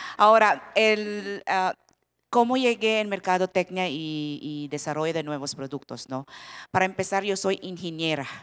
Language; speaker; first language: Spanish; non-native, fluent; Filipino